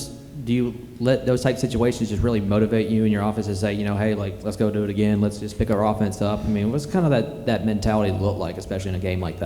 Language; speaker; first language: English; native; English